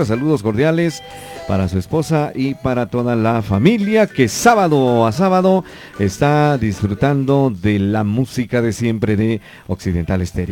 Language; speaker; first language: Spanish; native; Spanish